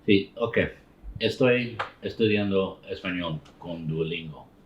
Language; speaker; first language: Spanish; non-native, learner; English